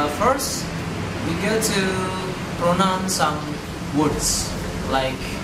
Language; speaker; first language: English; non-native, learner; Indonesian